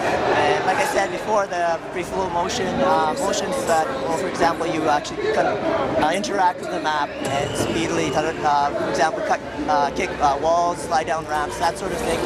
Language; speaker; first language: English; non-native, fluent; Japanese